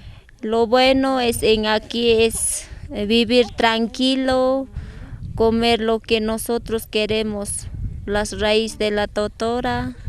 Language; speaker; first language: Spanish; non-native, local second language; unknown